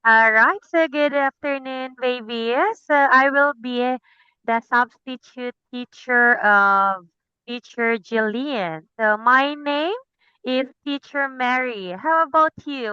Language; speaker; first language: English; non-native, fluent; Cebuano